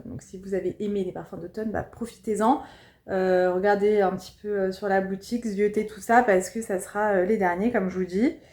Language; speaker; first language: French; native; French